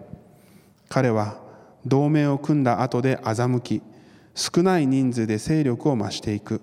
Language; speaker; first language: Japanese; non-native, fluent; Korean